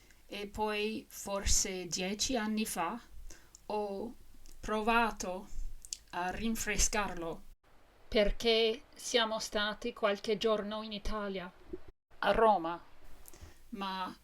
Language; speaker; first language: Italian; non-native, fluent; English